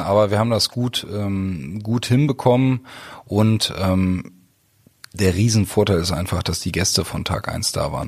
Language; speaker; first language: German; native; German